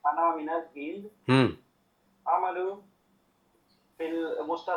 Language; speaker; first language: Arabic; non-native, learner; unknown